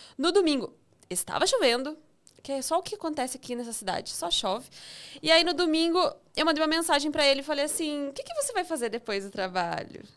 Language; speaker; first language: Portuguese; native; Portuguese